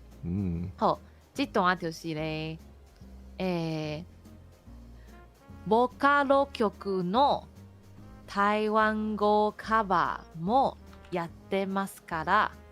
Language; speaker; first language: Japanese; non-native, fluent; Min Nan Chinese